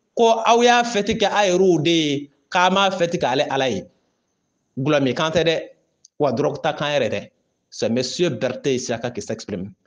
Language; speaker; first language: French; non-native, local second language; Bambara